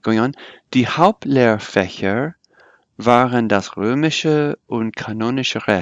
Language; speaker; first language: German; non-native, fluent; English